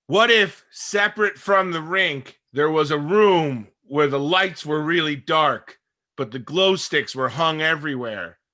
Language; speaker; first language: English; native; English